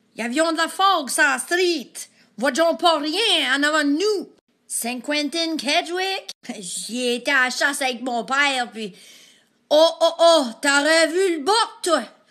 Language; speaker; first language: French; native; French